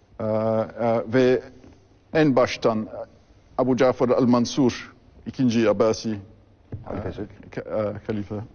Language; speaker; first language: Turkish; non-native, fluent; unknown